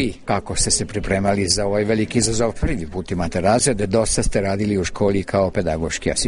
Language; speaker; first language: Serbian; native; Serbian